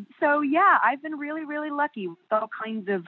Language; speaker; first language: English; native; English